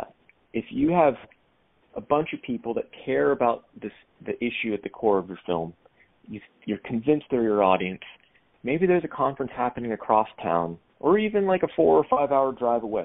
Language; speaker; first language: English; native; English